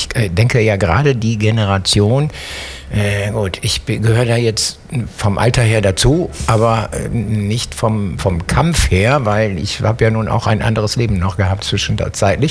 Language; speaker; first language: German; native; German